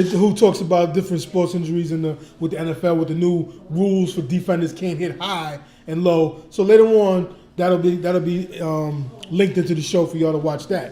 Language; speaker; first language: English; native; English